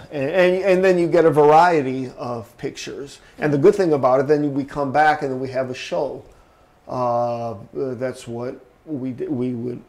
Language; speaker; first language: English; native; English